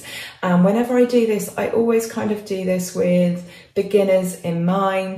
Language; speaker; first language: English; native; English